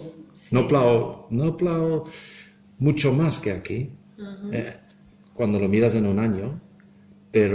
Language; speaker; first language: Spanish; non-native, fluent; Dutch